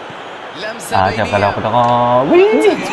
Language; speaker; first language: Arabic; native; Arabic